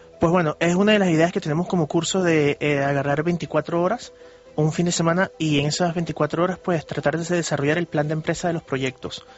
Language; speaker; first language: Spanish; early bilingual, heritage; Spanish